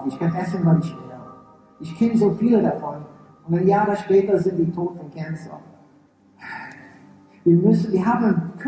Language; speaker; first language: German; early bilingual, heritage; English